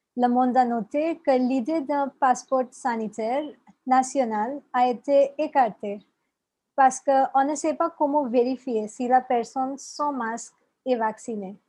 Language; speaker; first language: French; non-native, fluent; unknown